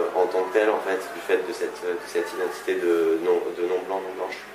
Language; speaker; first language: French; native; French